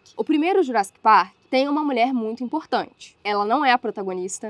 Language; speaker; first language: Portuguese; native; Portuguese